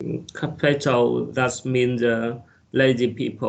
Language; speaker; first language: English; non-native, learner; Vietnamese